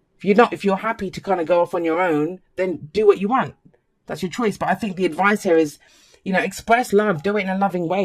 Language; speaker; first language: English; native; English